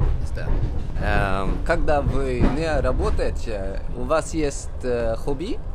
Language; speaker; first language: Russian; non-native, learner; Swedish